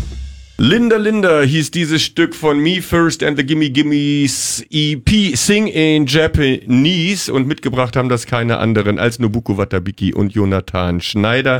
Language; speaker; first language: German; native; German